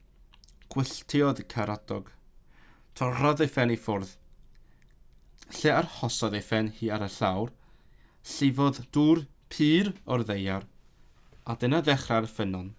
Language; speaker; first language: Welsh; non-native, learner; Cantonese